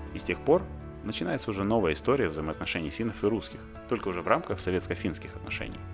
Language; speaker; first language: Russian; native; Russian